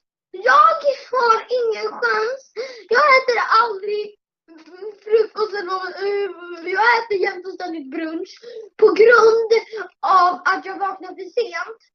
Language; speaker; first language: Swedish; early bilingual, other home language; Polish